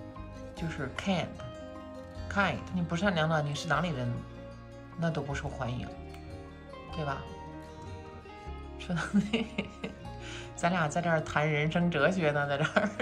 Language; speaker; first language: Chinese; native; Chinese